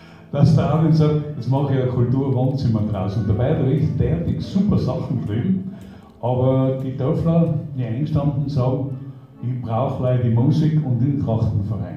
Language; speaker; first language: German; native; German